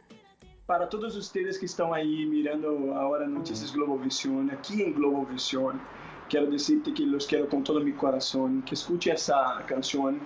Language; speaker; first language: Spanish; non-native, fluent; Portuguese